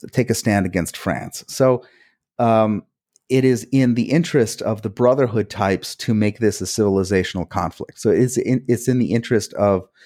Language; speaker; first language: English; early bilingual, other home language; Hungarian